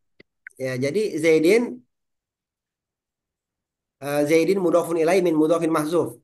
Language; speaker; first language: Arabic; non-native, fluent; Indonesian